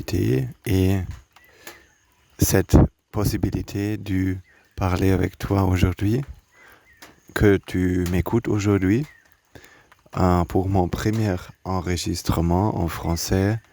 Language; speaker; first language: French; non-native, learner; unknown